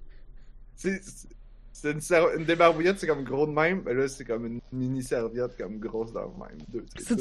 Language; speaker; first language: French; native; French